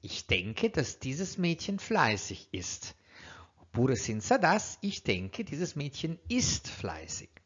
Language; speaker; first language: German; non-native, fluent; Italian